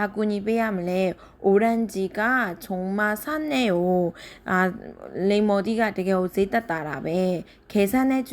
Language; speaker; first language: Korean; non-native, fluent; Burmese